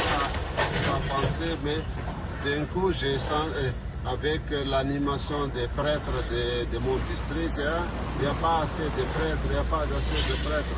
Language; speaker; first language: French; non-native, learner; Malagasy